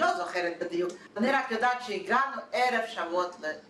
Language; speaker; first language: Hebrew; non-native, fluent; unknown